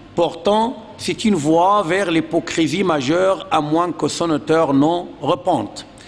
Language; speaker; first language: French; non-native, fluent; Arabic